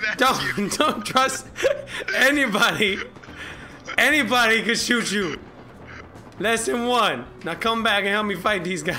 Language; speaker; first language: English; native; English